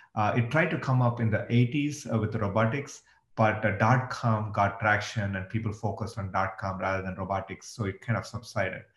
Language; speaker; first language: English; non-native, local second language; Tamil